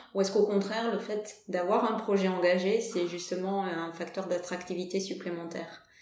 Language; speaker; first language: French; native; French